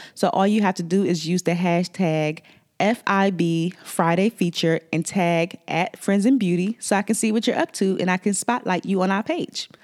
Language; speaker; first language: English; native; English